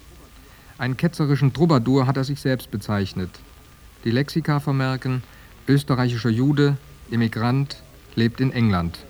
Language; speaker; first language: German; native; German